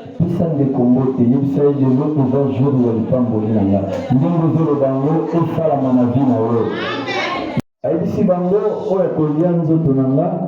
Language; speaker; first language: Lingala; native; Lingala